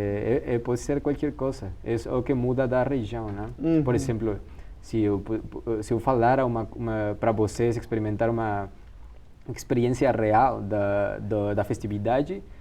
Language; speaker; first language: Portuguese; non-native, fluent; Spanish